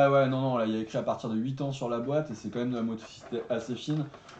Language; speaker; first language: French; native; French